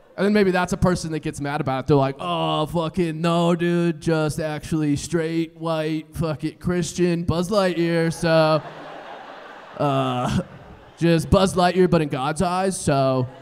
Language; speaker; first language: English; native; English